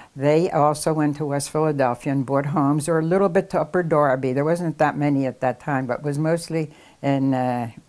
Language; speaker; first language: English; native; English